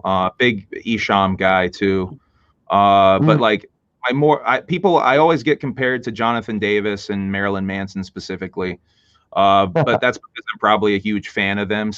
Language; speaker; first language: English; native; English